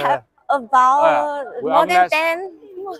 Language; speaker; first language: English; non-native, learner; Vietnamese